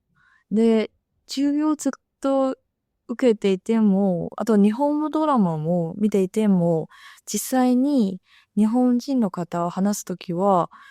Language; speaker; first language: Japanese; non-native, fluent; Chinese